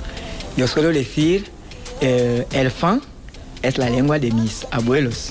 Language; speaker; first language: Spanish; non-native, fluent; Fang